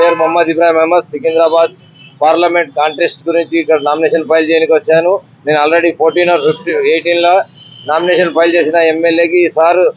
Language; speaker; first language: Hindi; non-native, local second language; Urdu